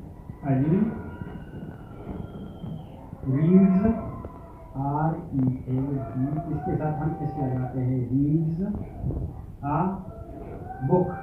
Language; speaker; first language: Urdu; native; Urdu